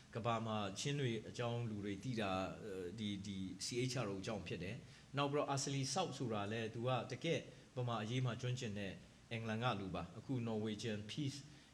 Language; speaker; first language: Burmese; non-native, local second language; Hakha Chin